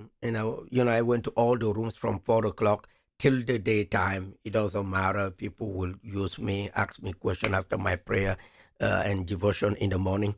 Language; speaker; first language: English; non-native, local second language; French